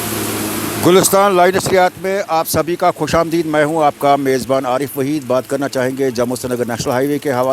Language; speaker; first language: Hindi; non-native, local second language; Kashmiri